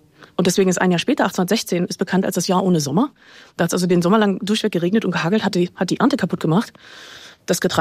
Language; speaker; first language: German; native; German